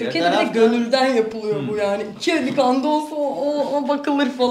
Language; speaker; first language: Turkish; native; Turkish